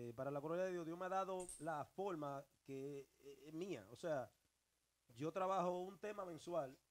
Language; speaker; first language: Spanish; early bilingual, heritage; Spanish